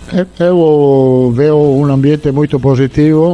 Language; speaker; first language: Portuguese; non-native, learner; Italian